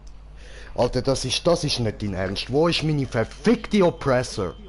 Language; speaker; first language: German; native; German